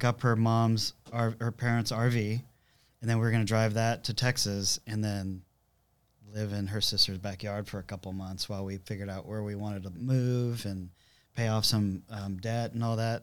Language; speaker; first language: English; native; English